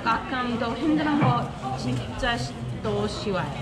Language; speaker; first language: Korean; non-native, learner; English